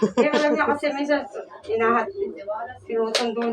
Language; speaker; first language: Filipino; native; Filipino